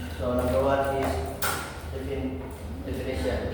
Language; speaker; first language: English; non-native, learner; Indonesian